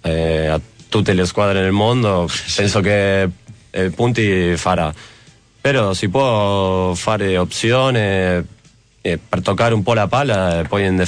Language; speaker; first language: Italian; non-native, fluent; Spanish